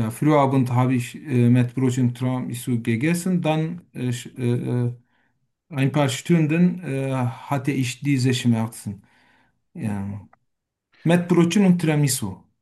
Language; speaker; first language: German; non-native, learner; Turkish